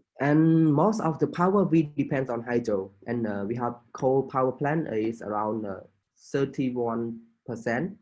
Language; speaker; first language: English; non-native, fluent; Khmer